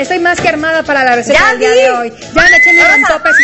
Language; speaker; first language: Spanish; native; Spanish